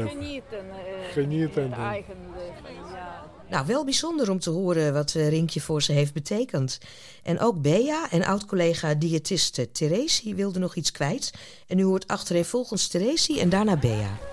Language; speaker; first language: Dutch; native; Dutch